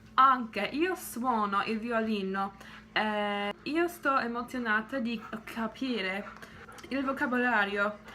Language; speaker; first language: Italian; non-native, learner; English